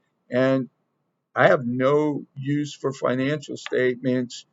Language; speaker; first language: English; native; English